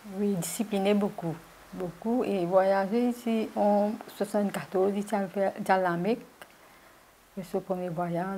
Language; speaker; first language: French; non-native, learner; Morisyen